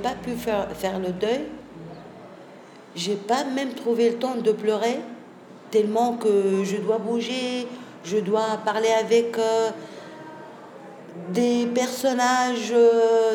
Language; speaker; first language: French; non-native, local second language; Arabic